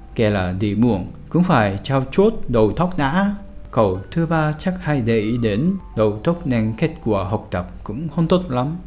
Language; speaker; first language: Vietnamese; non-native, fluent; Japanese